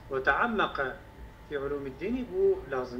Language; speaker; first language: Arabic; non-native, learner; Turkish